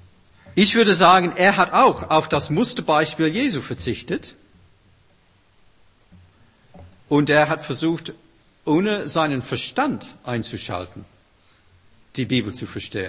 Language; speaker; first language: German; non-native, fluent; English